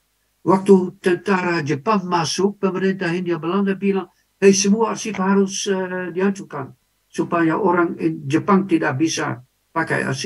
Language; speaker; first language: Indonesian; non-native, fluent; Dutch